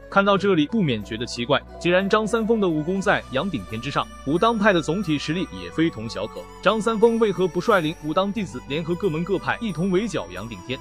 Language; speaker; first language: Chinese; native; Chinese